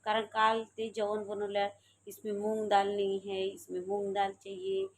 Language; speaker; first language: Hindi; non-native, local second language; Marathi